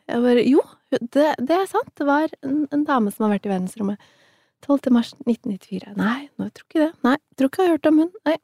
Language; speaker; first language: Norwegian; early bilingual, other home language; Somali